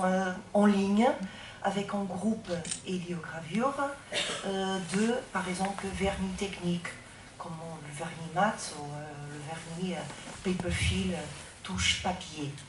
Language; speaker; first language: French; non-native, fluent; Portuguese